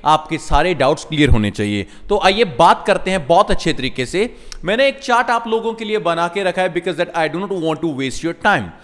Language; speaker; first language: Hindi; non-native, local second language; Punjabi